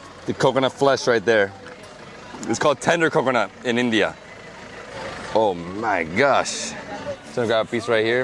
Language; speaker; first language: English; early bilingual, other home language; Spanish